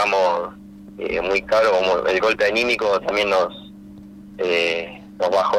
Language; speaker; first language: Spanish; native; Spanish